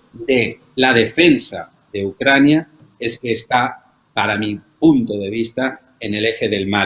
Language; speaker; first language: Spanish; native; Spanish